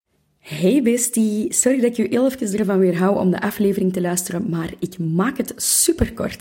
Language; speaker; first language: Dutch; native; Dutch